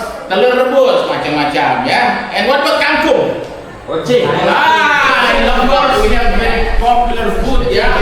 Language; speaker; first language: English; non-native, fluent; Indonesian